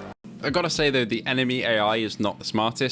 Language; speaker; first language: English; native; English